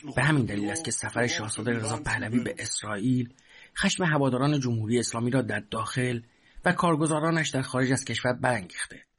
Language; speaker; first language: Persian; native; Persian